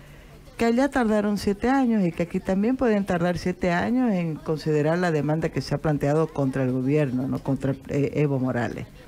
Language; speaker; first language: Spanish; native; Spanish